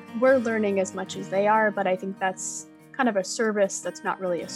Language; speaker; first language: English; native; English